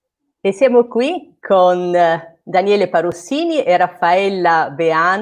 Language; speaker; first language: Italian; native; Italian